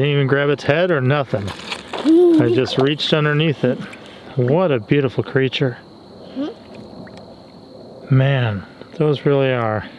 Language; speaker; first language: English; native; English